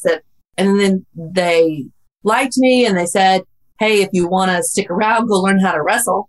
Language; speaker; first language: English; native; English